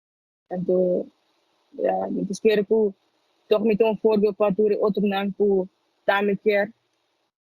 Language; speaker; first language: Dutch; early bilingual, other home language; Papiamento